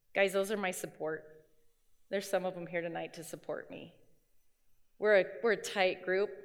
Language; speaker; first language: English; native; English